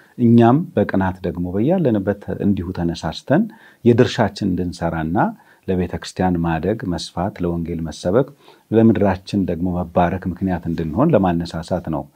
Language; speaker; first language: Amharic; native; Amharic